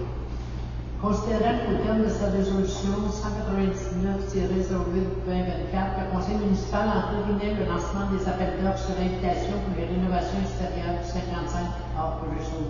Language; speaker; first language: French; native; French